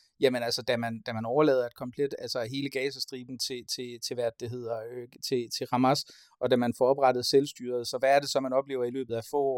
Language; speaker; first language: Danish; native; Danish